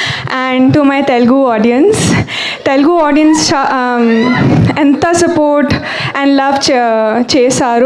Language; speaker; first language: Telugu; non-native, learner; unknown